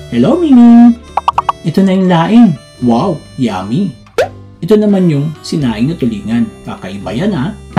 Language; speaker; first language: Filipino; native; Filipino